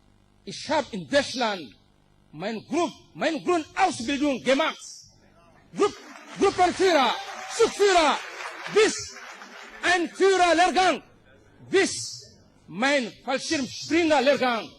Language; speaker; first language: German; non-native, learner; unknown